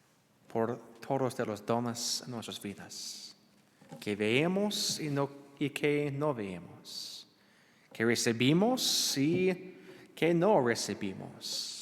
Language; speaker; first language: Spanish; non-native, learner; English